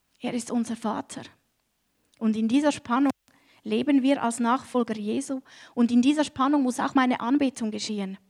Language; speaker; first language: German; native; German